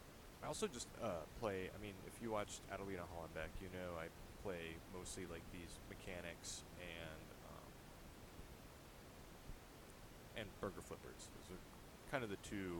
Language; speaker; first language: English; native; English